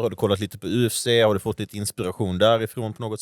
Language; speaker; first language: Swedish; native; Swedish